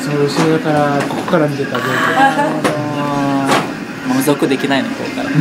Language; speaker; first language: Japanese; non-native, learner; Indonesian